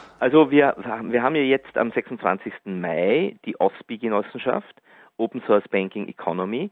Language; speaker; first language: German; native; German